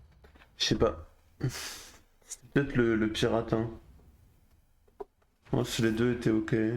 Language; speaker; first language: French; native; French